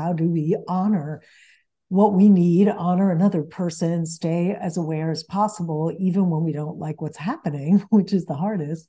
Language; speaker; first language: English; early bilingual, other home language; Spanish